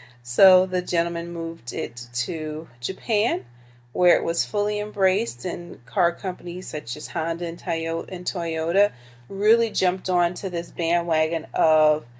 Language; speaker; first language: English; native; English